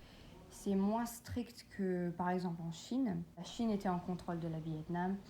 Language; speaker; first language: French; non-native, learner; English